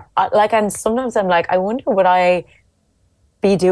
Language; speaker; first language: English; native; English